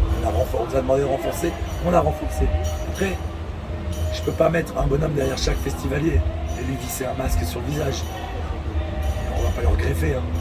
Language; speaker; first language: French; native; French